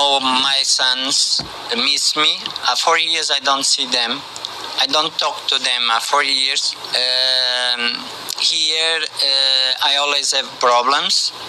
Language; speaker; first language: English; non-native, learner; Portuguese